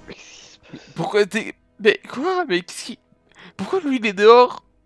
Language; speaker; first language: French; native; French